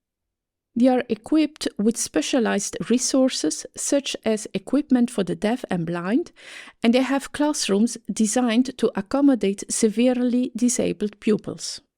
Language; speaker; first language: English; non-native, fluent; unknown